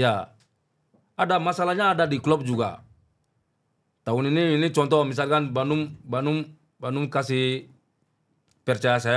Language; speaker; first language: Indonesian; non-native, learner; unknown